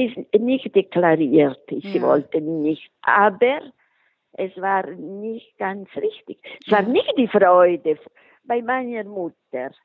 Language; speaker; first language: German; non-native, local second language; Italian